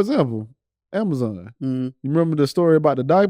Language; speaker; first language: English; native; English